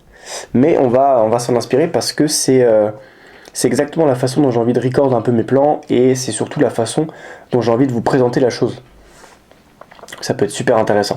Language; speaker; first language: French; native; French